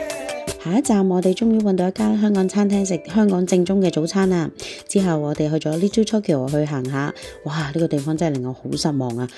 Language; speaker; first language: Cantonese; native; Cantonese